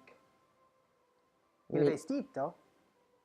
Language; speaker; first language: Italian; non-native, learner; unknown